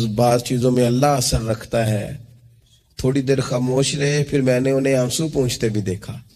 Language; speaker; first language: Urdu; non-native, local second language; Punjabi